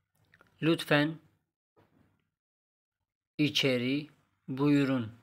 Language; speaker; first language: Turkish; non-native, fluent; Persian